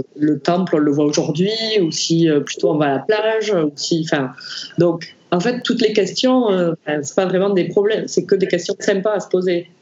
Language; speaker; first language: French; native; French